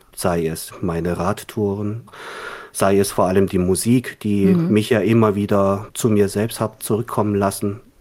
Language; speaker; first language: German; early bilingual, other home language; Korean